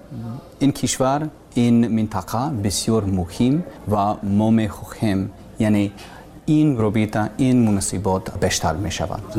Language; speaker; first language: Persian; non-native, learner; English